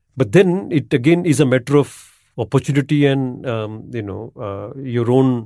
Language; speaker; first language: English; non-native, local second language; Gujarati